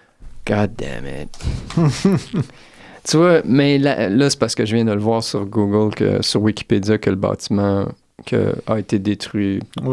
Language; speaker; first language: French; native; French